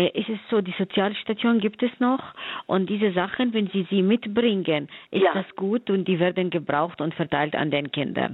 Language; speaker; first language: German; non-native, fluent; Arabic